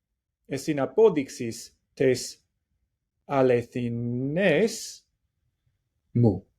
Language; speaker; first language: Greek; non-native, learner; English